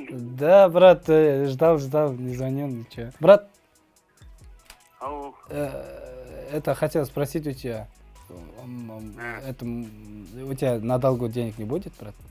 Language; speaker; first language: Russian; non-native, learner; Kazakh